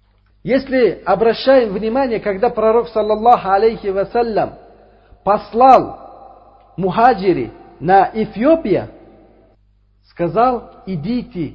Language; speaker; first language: Russian; non-native, learner; Uzbek